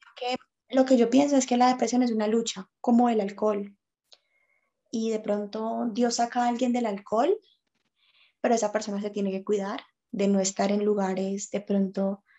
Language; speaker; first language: Spanish; native; Spanish